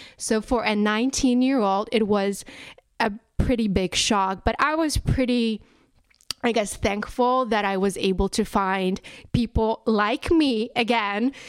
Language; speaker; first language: English; non-native, fluent; Polish